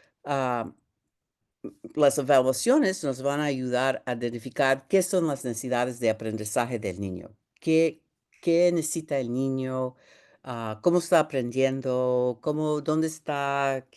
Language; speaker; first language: Spanish; early bilingual, heritage; Spanish